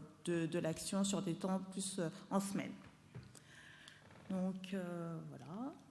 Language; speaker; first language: French; native; French